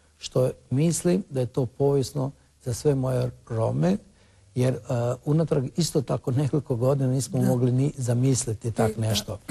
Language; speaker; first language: Croatian; non-native, local second language; Romany